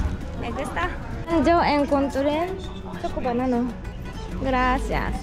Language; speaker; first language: Spanish; non-native, learner; Japanese